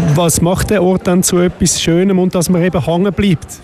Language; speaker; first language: German; native; German